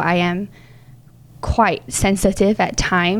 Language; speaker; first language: English; native; English